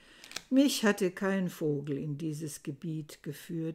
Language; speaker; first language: German; native; German